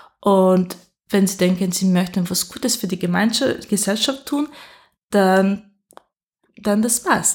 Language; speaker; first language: German; non-native, fluent; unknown